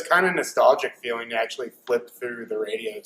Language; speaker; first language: English; native; English